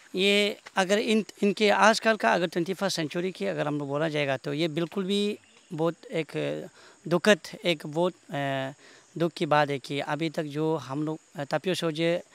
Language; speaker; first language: Hindi; non-native, local second language; Nyishi